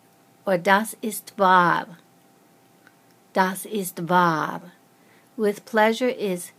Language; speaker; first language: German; non-native, learner; English